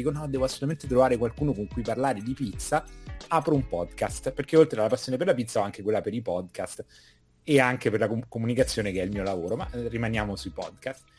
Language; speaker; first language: Italian; native; Italian